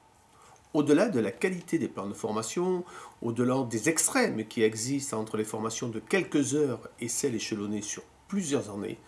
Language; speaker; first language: French; native; French